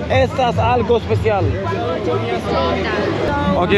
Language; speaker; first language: Spanish; non-native, learner; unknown